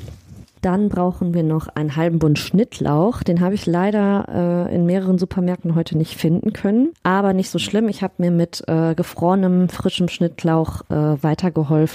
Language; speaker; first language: German; native; German